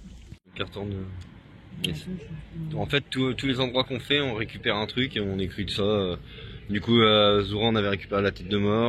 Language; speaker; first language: French; native; French